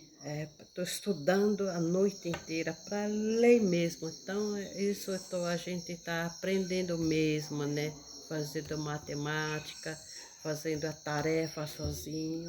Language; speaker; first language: Portuguese; non-native, local second language; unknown